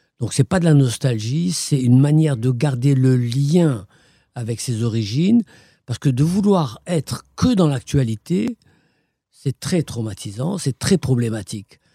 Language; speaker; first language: French; non-native, local second language; Arabic